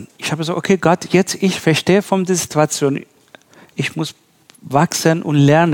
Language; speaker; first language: German; non-native, learner; Persian